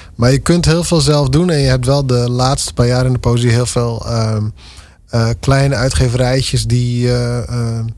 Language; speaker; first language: Dutch; non-native, local second language; Western Frisian